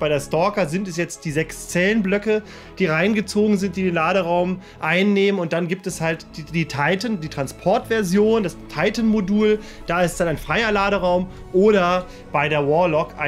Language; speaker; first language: German; native; German